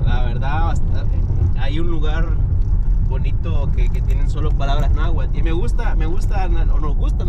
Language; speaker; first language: Spanish; native; Spanish